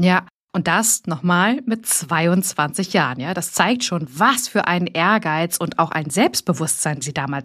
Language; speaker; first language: German; native; German